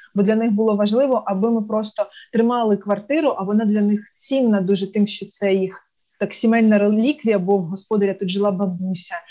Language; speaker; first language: Ukrainian; non-native, local second language; Russian